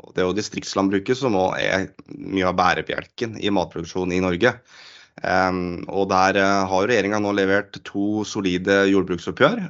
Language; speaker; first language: Norwegian; native; Norwegian